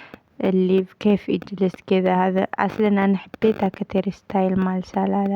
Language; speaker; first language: Arabic; non-native, learner; Amharic